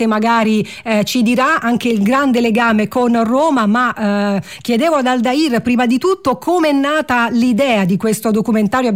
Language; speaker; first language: Italian; native; Italian